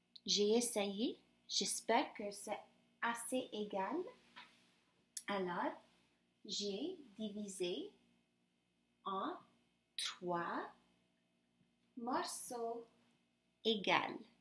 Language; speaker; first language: French; non-native, fluent; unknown